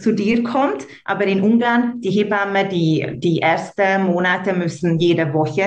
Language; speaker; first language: German; non-native, local second language; Hungarian